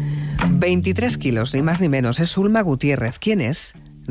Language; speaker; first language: Spanish; native; Spanish